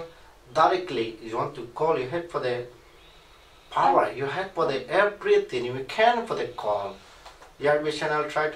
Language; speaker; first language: English; non-native, learner; Rohingya